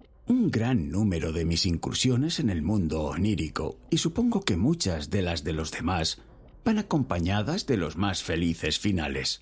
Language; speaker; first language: Spanish; native; Spanish